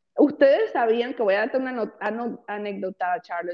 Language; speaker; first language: Spanish; early bilingual, heritage; Spanish